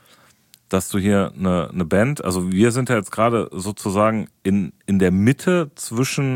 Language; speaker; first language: German; native; German